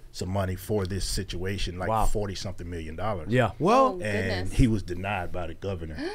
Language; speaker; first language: English; native; English